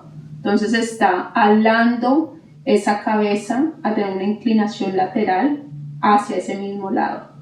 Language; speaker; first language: Spanish; native; Spanish